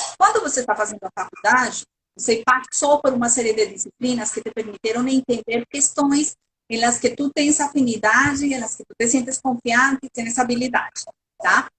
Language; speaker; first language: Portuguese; non-native, fluent; Spanish